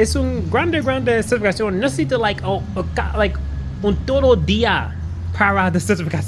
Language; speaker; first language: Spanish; non-native, learner; English